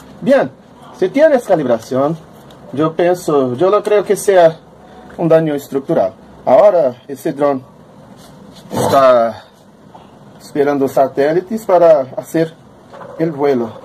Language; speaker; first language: Spanish; non-native, learner; Portuguese